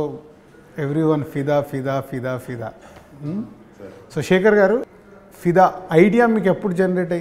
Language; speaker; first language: Telugu; native; Telugu